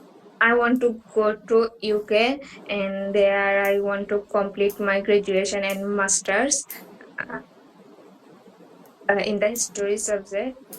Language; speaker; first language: English; non-native, learner; Bangla